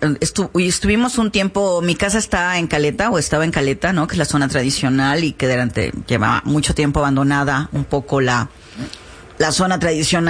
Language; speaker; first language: Spanish; native; Spanish